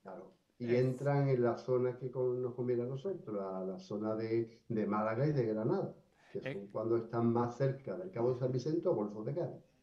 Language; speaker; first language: Spanish; native; Spanish